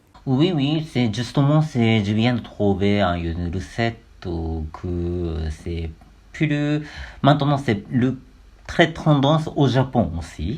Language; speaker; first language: French; non-native, learner; Japanese